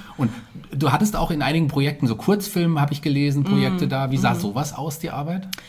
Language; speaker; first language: German; native; German